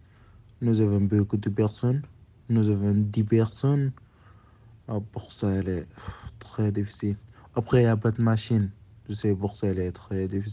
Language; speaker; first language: French; non-native, learner; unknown